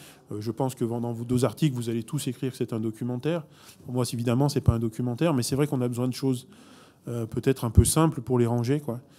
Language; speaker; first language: French; native; French